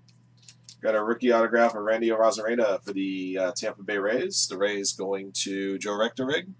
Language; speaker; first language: English; native; English